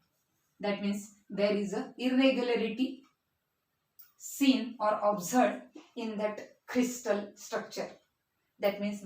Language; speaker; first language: English; non-native, local second language; Marathi